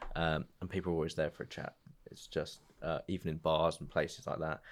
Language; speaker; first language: English; native; English